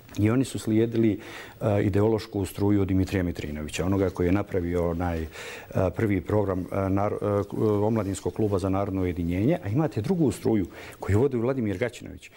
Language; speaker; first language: Croatian; native; Croatian